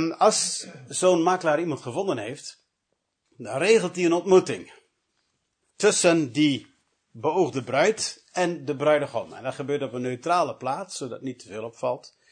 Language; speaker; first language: Dutch; early bilingual, other home language; English